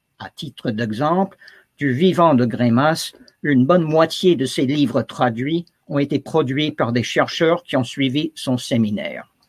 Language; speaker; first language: French; non-native, fluent; English